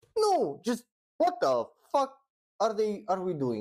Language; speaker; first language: English; non-native, fluent; Romanian